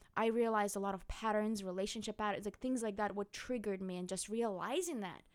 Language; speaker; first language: English; non-native, fluent; Russian